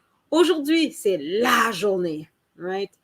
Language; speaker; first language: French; non-native, learner; English